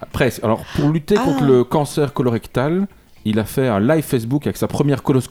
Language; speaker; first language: French; native; French